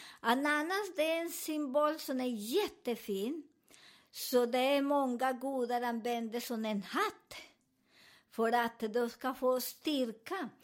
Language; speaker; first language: Swedish; non-native, learner; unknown